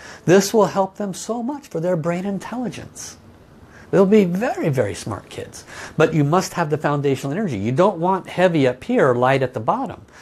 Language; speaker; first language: English; native; English